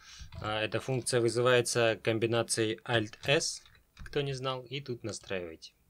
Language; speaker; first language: Russian; native; Russian